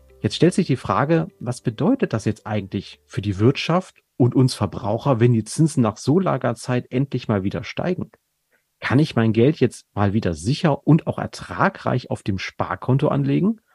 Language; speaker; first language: German; native; German